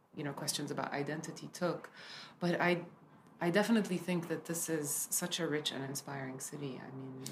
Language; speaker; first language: English; early bilingual, other home language; Arabic